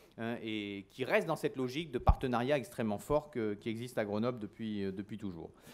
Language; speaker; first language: French; native; French